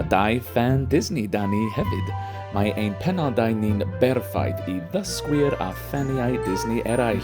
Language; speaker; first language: Welsh; non-native, fluent; English